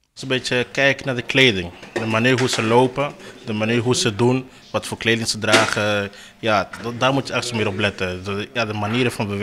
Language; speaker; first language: Dutch; native; Dutch